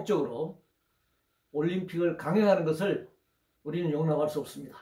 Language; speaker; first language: Korean; native; Korean